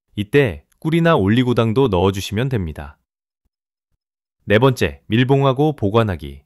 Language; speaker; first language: Korean; native; Korean